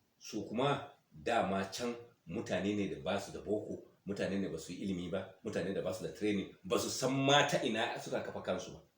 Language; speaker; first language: Hausa; non-native, local second language; Fula